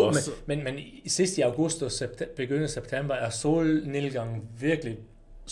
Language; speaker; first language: Danish; non-native, fluent; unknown